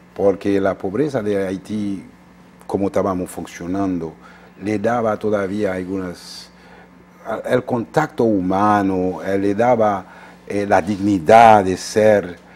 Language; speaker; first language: Spanish; non-native, fluent; Haitian Creole